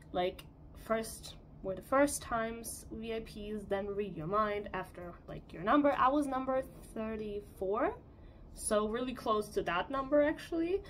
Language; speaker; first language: English; non-native, fluent; German